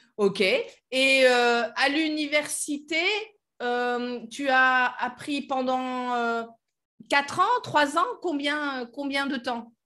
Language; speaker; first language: French; native; French